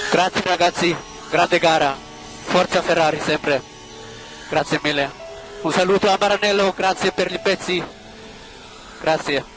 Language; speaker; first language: Italian; non-native, learner; German